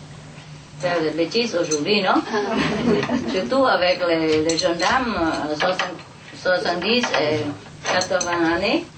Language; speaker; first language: French; non-native, learner; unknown